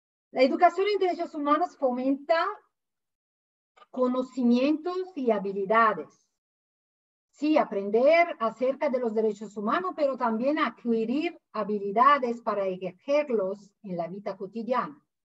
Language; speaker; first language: Spanish; non-native, fluent; Italian